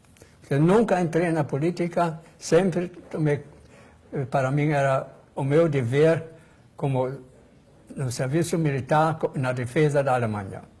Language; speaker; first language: Portuguese; non-native, fluent; German